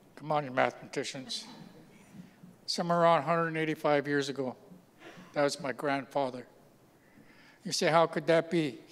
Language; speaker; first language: English; native; English